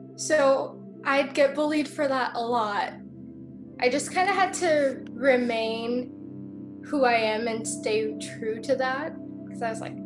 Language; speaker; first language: English; native; English